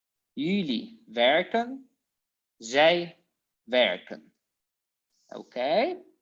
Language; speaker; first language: Dutch; non-native, fluent; Polish